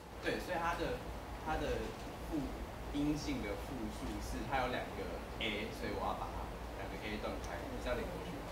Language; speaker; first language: Chinese; native; Chinese